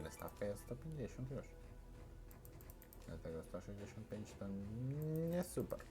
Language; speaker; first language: Polish; non-native, learner; Russian